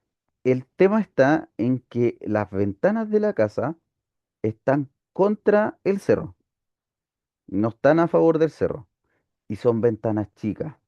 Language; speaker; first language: Spanish; native; Spanish